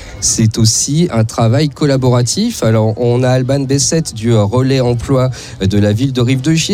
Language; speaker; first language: French; native; French